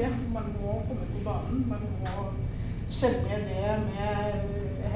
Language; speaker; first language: Norwegian; non-native, fluent; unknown